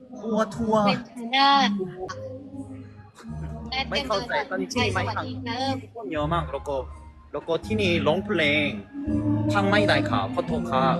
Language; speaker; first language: Thai; non-native, learner; Korean